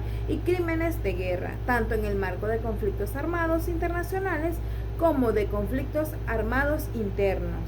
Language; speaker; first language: Spanish; native; Spanish